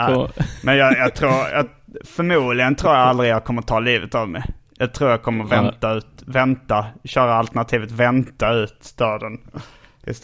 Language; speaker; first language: Swedish; native; Swedish